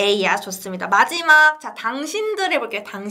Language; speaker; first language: Korean; native; Korean